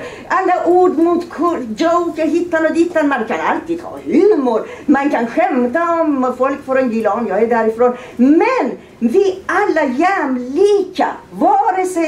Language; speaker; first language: Swedish; non-native, fluent; Persian